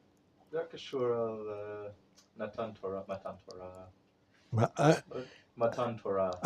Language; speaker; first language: Hebrew; non-native, learner; English